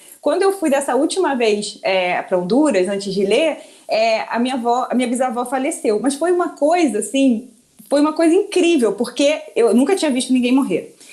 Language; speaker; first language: Portuguese; early bilingual, other home language; Spanish